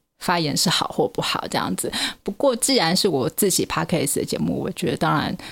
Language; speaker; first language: Chinese; native; Chinese